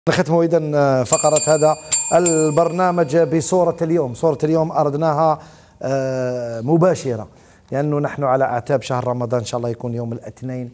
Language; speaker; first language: Arabic; native; Arabic